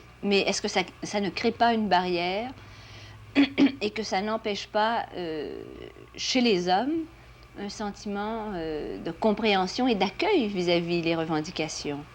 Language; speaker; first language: French; native; French